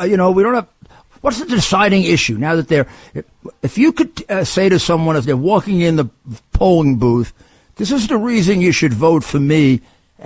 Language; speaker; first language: English; native; English